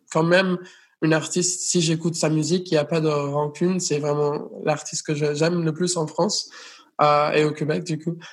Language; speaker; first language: French; non-native, fluent; Spanish